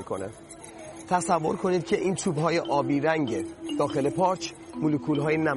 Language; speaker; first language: Persian; native; Persian